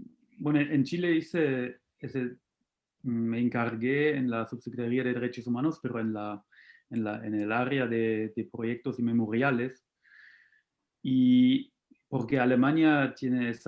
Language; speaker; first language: Spanish; non-native, fluent; German